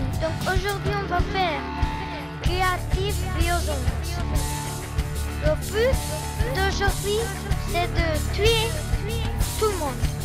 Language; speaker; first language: French; non-native, learner; English